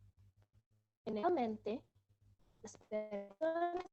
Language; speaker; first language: Spanish; non-native, learner; English